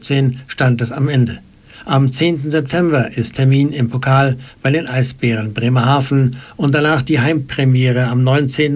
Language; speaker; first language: German; native; German